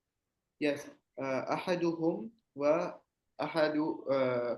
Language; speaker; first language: Arabic; non-native, learner; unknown